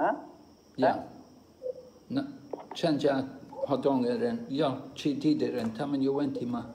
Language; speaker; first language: Chinese; non-native, fluent; English